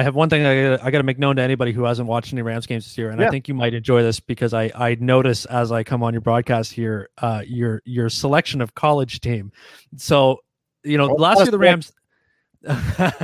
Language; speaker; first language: English; native; English